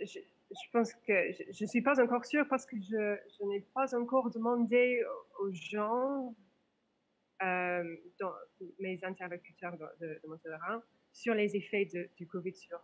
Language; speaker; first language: French; non-native, fluent; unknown